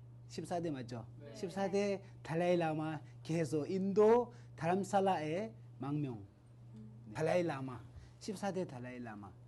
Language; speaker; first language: Korean; non-native, learner; Tibetan